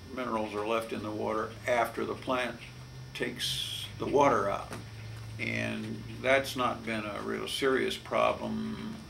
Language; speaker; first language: English; native; English